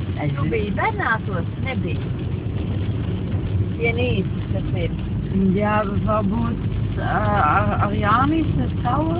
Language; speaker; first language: Latvian; non-native, learner; Dutch